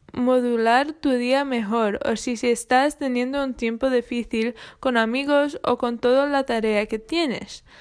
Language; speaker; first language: Spanish; non-native, fluent; English